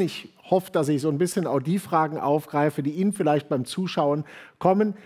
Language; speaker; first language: German; native; German